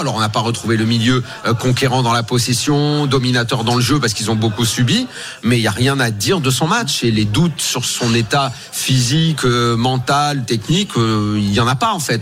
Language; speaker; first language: French; native; French